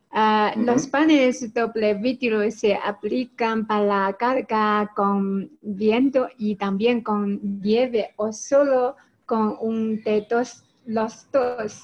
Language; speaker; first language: Spanish; non-native, learner; Chinese